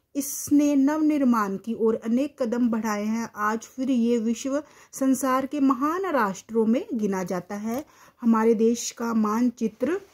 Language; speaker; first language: Hindi; native; Hindi